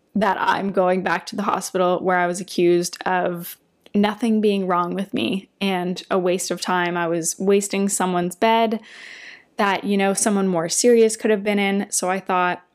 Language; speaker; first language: English; native; English